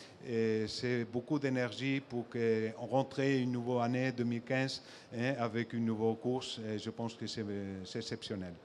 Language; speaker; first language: French; non-native, fluent; Spanish